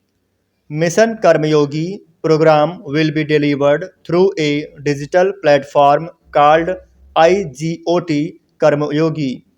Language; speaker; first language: English; non-native, local second language; Hindi